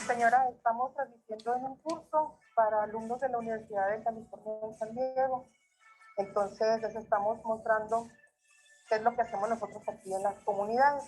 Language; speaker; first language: Spanish; native; Spanish